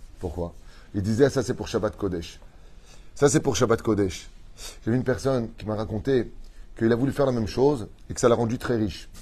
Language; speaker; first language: French; native; French